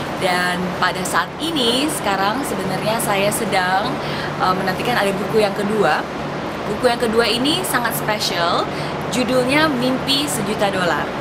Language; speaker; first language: Indonesian; native; Indonesian